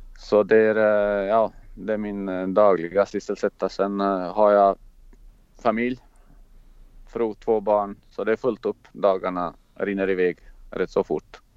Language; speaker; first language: Swedish; non-native, fluent; Croatian